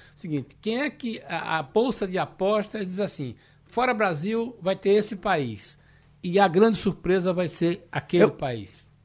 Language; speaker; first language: Portuguese; native; Portuguese